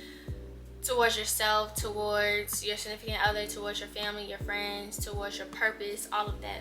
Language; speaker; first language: English; native; English